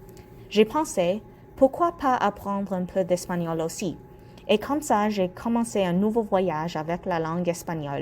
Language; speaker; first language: French; non-native, local second language; English